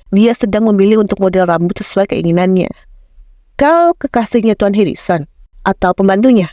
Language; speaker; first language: Indonesian; native; Indonesian